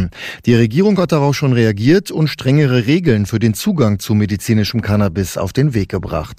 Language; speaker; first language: German; native; German